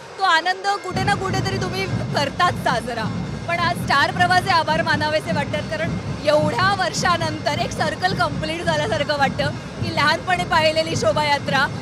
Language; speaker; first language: Marathi; native; Marathi